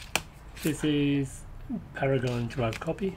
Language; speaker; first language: English; native; English